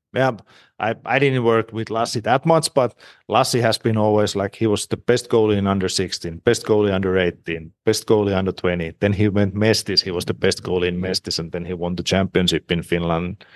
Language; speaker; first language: English; non-native, fluent; Finnish